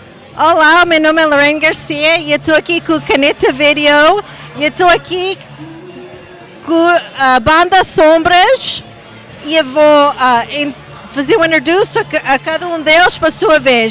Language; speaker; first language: Portuguese; early bilingual, heritage; Portuguese